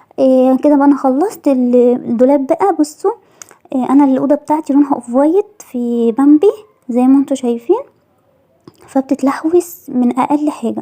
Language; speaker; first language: Arabic; native; Arabic